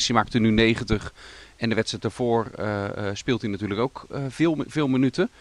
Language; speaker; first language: Dutch; native; Dutch